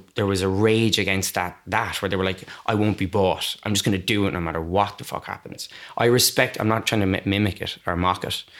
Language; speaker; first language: English; native; English